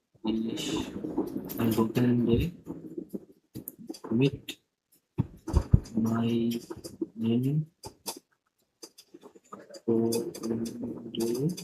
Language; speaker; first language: German; non-native, learner; Bangla